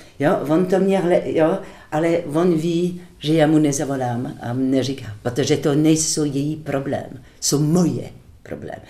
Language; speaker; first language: Czech; non-native, fluent; French